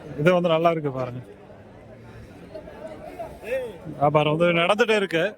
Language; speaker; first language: Tamil; native; Tamil